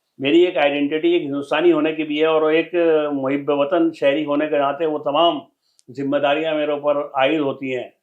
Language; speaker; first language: Urdu; native; Urdu